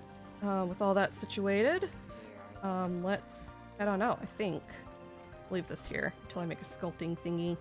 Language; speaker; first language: English; native; English